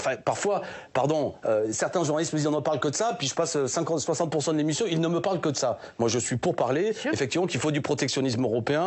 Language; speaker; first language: French; native; French